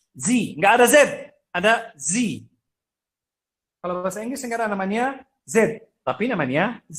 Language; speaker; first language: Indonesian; non-native, fluent; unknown